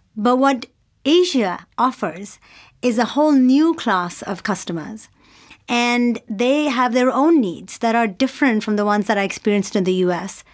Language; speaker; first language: English; non-native, local second language; Urdu